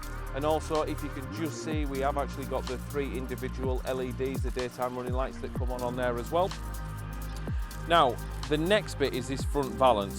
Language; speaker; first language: English; native; English